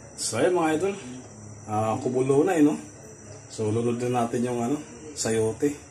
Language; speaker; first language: Filipino; non-native, local second language; Cebuano